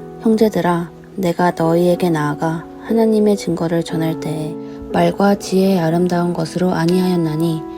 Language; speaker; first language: Korean; native; Korean